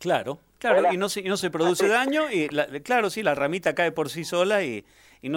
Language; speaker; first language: Spanish; native; Spanish